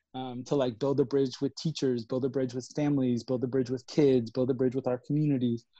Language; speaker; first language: English; early bilingual, other home language; Spanish